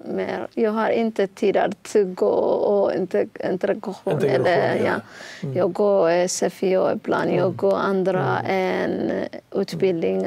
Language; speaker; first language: Swedish; non-native, learner; Somali